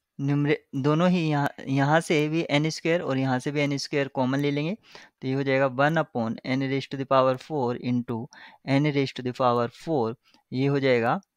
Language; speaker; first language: Hindi; native; Hindi